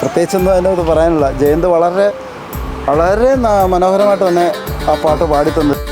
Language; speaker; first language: Malayalam; native; Malayalam